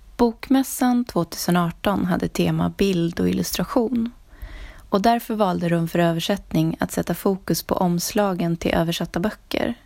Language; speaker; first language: Swedish; non-native, fluent; Romanian